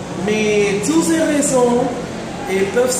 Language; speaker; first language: French; non-native, learner; Spanish